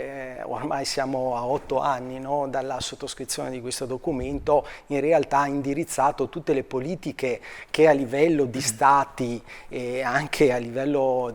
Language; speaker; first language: Italian; native; Italian